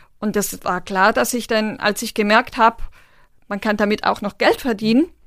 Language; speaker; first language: German; non-native, local second language; Romany